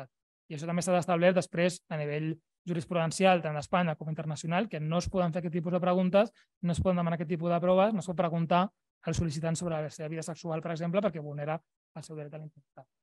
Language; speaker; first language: Catalan; native; Catalan